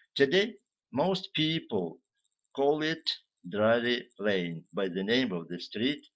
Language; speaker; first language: English; non-native, fluent; Ukrainian